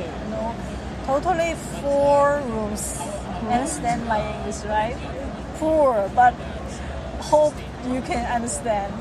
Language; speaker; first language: English; non-native, learner; Chinese